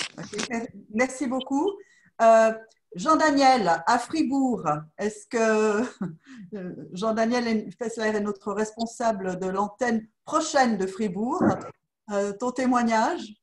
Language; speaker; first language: French; native; French